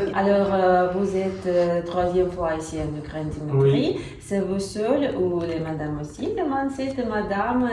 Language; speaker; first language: French; non-native, learner; Ukrainian